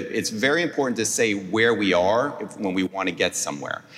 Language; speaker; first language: English; native; English